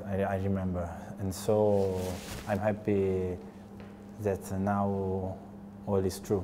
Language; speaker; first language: English; non-native, learner; Italian